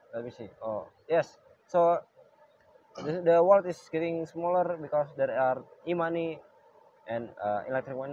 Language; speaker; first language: English; non-native, learner; Indonesian